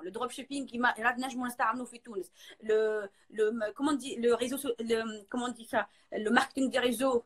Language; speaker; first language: French; non-native, local second language; Arabic